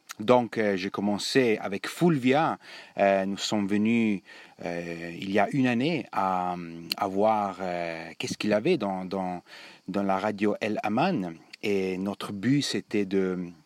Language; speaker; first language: French; non-native, learner; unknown